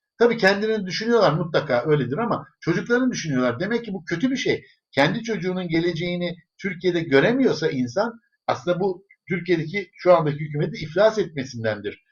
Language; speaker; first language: Turkish; early bilingual, other home language; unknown